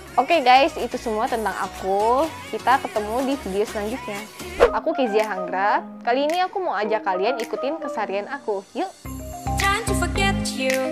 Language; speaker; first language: Indonesian; native; Indonesian